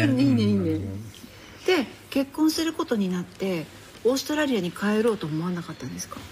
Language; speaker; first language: Japanese; native; Japanese